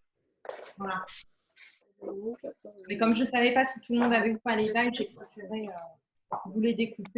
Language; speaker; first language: French; native; French